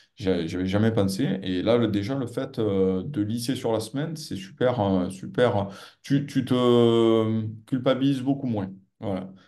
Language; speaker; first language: French; native; French